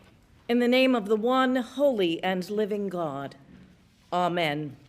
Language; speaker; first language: English; native; English